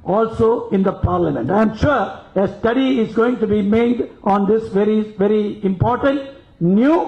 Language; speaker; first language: English; non-native, local second language; Malayalam